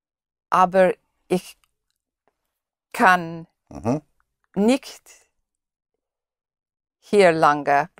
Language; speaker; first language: German; non-native, learner; English